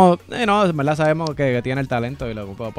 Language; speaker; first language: Spanish; native; Spanish